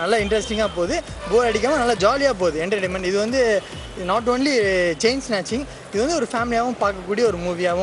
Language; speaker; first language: Tamil; native; Tamil